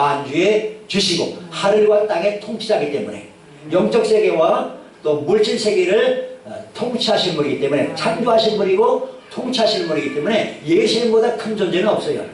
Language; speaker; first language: Korean; native; Korean